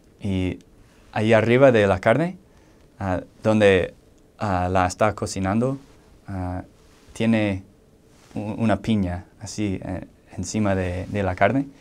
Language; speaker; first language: Spanish; non-native, fluent; English